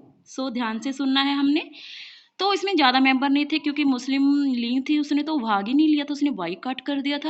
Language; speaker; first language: Hindi; non-native, local second language; Punjabi